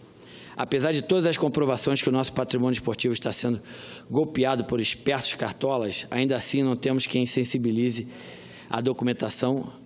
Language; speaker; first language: Portuguese; native; Portuguese